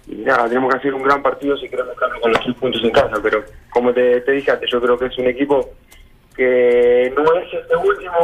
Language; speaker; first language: Spanish; native; Spanish